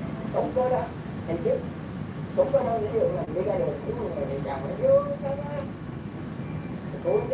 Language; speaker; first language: Vietnamese; native; Vietnamese